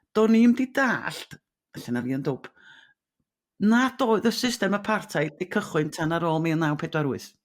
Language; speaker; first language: Welsh; native; Welsh